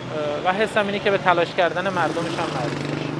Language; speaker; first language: Persian; native; Persian